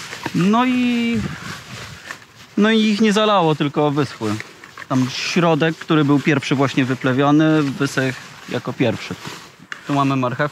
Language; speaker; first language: Polish; native; Polish